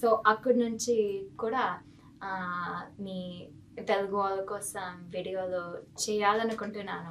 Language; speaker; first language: Telugu; non-native, fluent; English